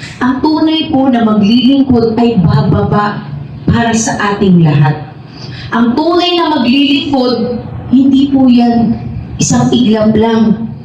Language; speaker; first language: Filipino; native; Filipino